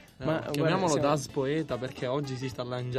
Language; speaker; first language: Italian; native; Italian